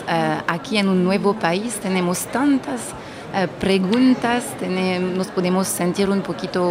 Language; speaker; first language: Spanish; non-native, fluent; French